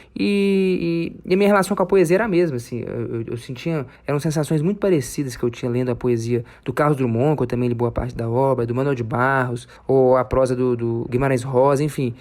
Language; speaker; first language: Portuguese; native; Portuguese